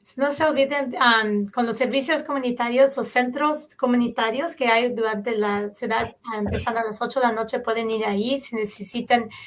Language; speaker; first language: Spanish; early bilingual, heritage; Spanish